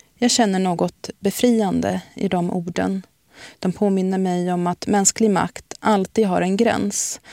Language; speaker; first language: Swedish; early bilingual, other home language; Arabic